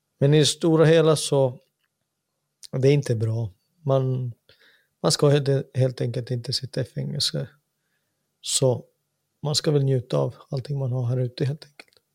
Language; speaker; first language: Swedish; native; Swedish